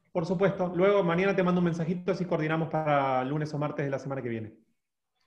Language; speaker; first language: Spanish; native; Spanish